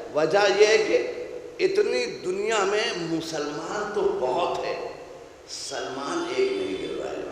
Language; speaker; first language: Urdu; native; Urdu